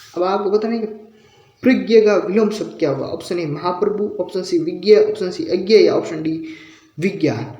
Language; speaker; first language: Hindi; native; Hindi